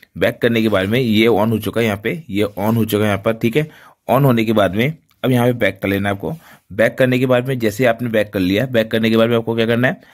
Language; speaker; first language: Hindi; native; Hindi